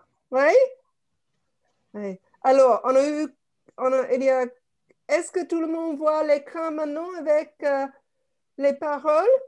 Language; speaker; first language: French; non-native, fluent; English